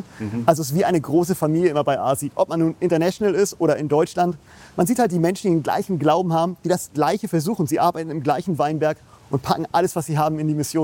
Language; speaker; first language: German; native; German